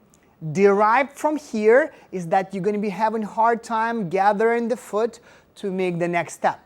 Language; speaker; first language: English; non-native, fluent; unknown